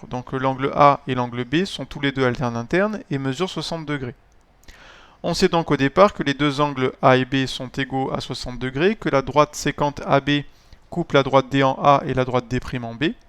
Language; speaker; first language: French; native; French